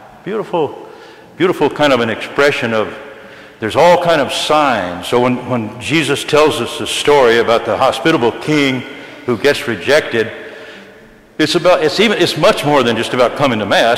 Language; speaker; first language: English; native; English